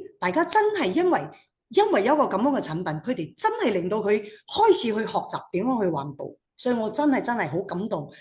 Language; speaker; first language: Cantonese; non-native, local second language; Chinese